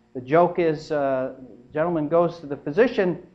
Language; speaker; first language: English; native; English